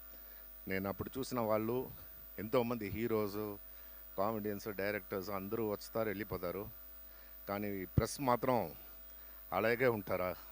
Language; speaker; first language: Telugu; non-native, local second language; Tamil